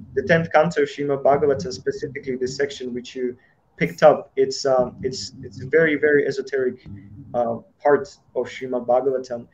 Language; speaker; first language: English; non-native, fluent; Slovak